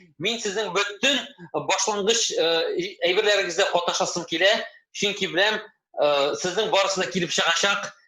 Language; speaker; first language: Tatar; native; Tatar